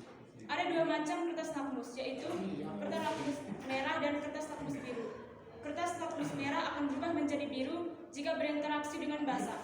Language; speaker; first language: Indonesian; native; Indonesian